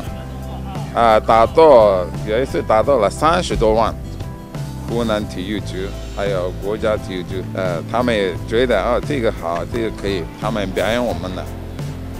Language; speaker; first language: Chinese; non-native, fluent; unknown